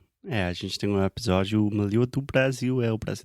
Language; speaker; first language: Portuguese; non-native, fluent; English